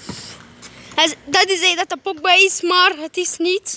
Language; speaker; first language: Dutch; non-native, local second language; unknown